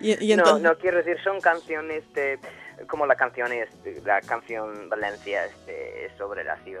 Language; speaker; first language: Spanish; non-native, fluent; English